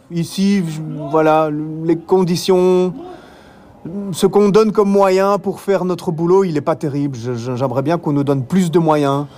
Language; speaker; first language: French; native; French